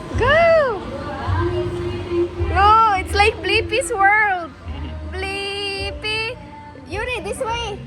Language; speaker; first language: English; non-native, local second language; Filipino